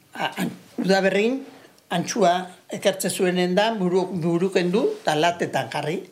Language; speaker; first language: Basque; native; Basque